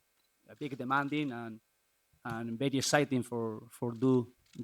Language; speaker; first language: English; non-native, learner; Spanish